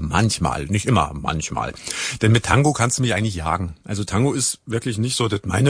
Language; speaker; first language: German; native; German